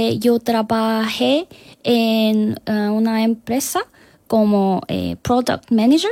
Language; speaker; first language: Spanish; non-native, learner; Korean